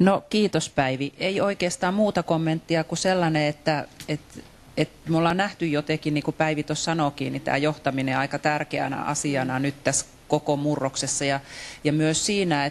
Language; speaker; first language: Finnish; native; Finnish